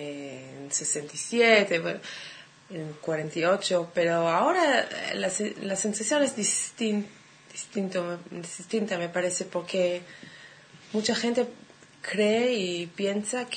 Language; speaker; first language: Spanish; non-native, fluent; Hebrew